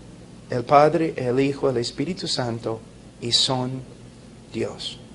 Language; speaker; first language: Spanish; non-native, fluent; English